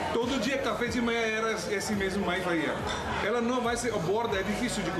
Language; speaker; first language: Portuguese; non-native, learner; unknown